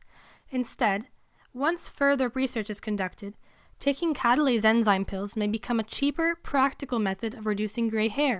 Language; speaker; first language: English; native; English